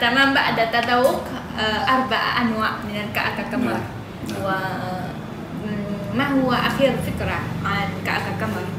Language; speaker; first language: Arabic; non-native, fluent; Vietnamese